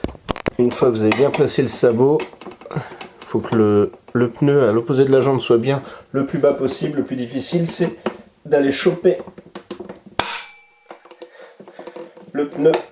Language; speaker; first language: French; native; French